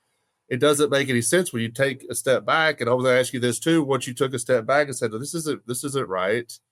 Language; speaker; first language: English; native; English